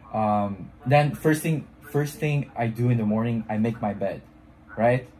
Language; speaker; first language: English; non-native, fluent; French